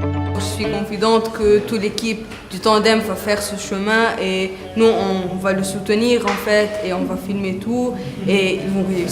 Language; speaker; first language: French; non-native, learner; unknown